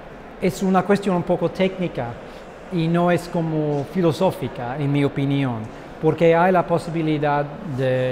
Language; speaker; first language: Spanish; non-native, fluent; English